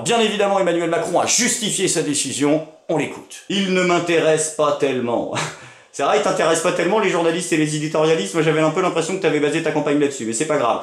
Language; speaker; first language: French; native; French